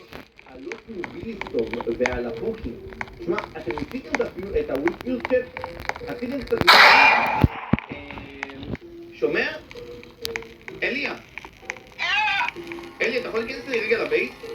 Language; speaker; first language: Hebrew; native; Hebrew